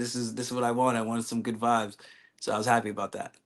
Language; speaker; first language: English; native; English